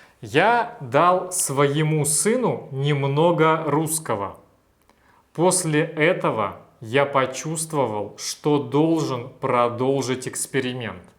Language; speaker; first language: Russian; native; Russian